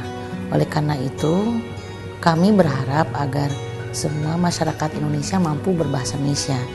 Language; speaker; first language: Indonesian; native; Indonesian